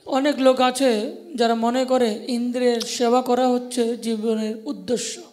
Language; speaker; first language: Bangla; non-native, fluent; English